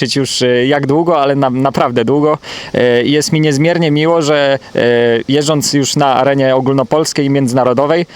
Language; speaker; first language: Polish; native; Polish